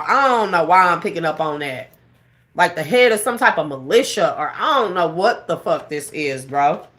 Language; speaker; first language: English; native; English